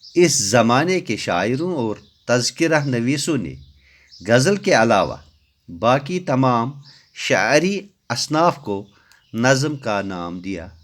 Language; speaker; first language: Urdu; native; Urdu